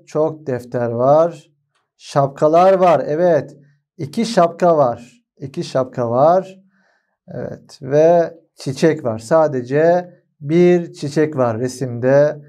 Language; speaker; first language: Turkish; non-native, fluent; Arabic